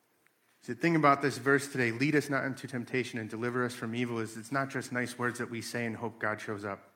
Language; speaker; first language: English; native; English